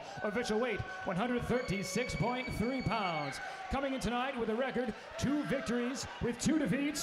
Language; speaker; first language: English; native; English